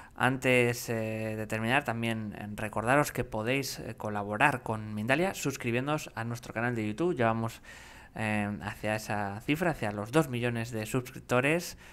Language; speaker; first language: Spanish; native; Spanish